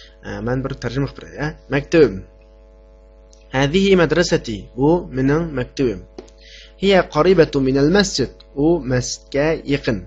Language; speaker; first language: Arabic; non-native, fluent; Uyghur